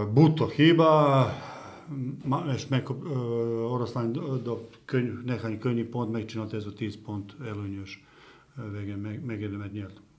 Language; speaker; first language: Hungarian; non-native, learner; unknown